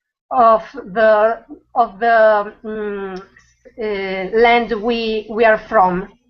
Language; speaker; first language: English; non-native, learner; Italian